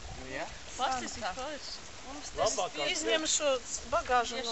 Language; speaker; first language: Latvian; native; Latvian